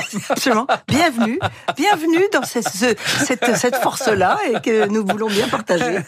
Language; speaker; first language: French; native; French